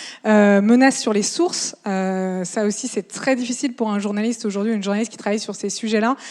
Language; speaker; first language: French; native; French